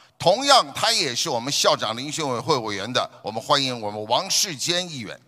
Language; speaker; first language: Chinese; native; Chinese